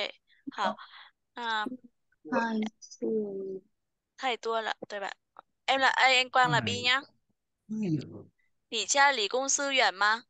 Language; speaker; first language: Chinese; non-native, fluent; Vietnamese